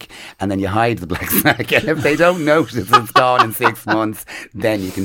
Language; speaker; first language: English; native; English